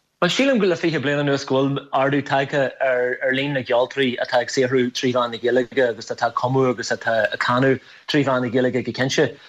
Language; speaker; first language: Irish; non-native, local second language; English